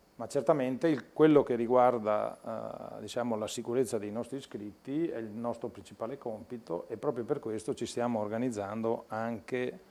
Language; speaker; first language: Italian; native; Italian